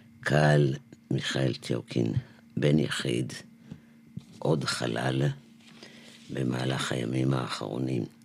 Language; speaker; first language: Hebrew; native; Hebrew